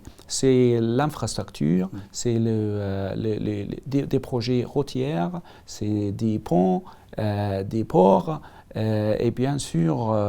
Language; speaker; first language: French; non-native, learner; Arabic